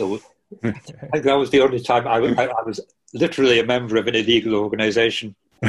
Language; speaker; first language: English; native; English